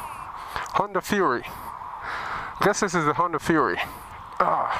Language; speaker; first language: English; native; English